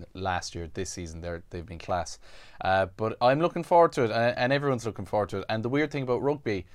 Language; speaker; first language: English; native; English